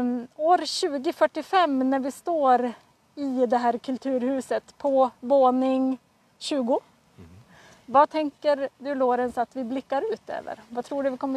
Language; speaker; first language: Swedish; native; Swedish